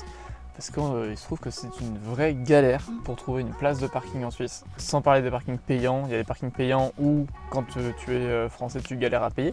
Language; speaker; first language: French; native; French